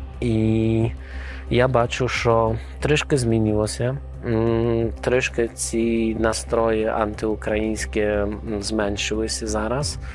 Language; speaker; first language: Ukrainian; non-native, fluent; Polish